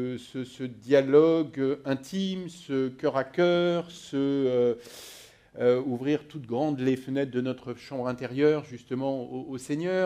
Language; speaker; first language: French; native; French